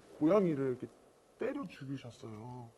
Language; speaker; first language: Korean; native; Korean